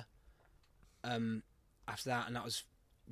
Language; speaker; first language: English; native; English